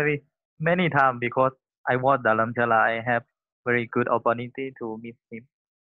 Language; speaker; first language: English; non-native, learner; Thai